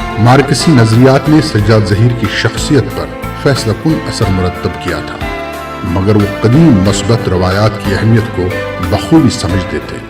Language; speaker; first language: Urdu; native; Urdu